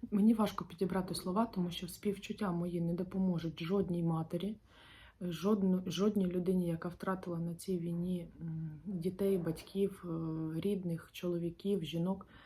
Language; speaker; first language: Ukrainian; native; Ukrainian